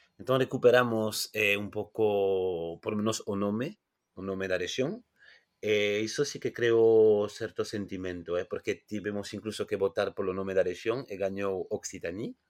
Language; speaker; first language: Galician; non-native, fluent; French